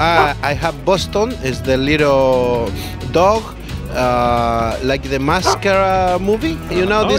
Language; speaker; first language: English; non-native, learner; Spanish